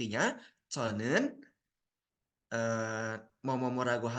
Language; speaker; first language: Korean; non-native, fluent; Indonesian